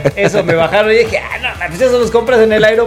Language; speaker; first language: Spanish; native; Spanish